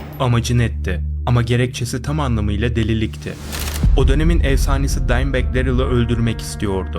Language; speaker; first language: Turkish; native; Turkish